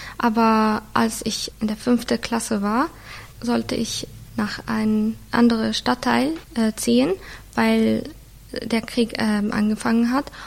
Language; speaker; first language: German; non-native, fluent; Arabic